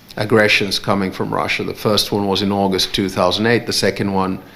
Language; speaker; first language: English; non-native, fluent; Finnish